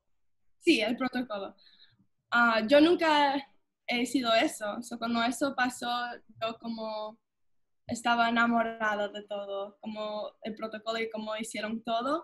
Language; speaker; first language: Spanish; early bilingual, heritage; English